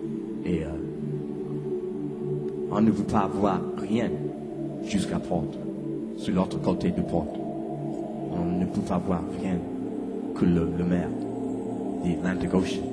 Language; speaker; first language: French; non-native, learner; English